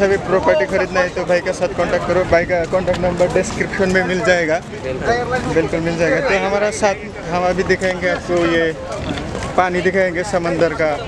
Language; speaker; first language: Hindi; non-native, local second language; Assamese